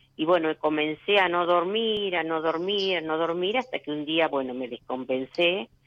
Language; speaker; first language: Spanish; native; Spanish